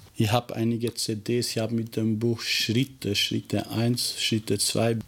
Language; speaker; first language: German; non-native, fluent; Albanian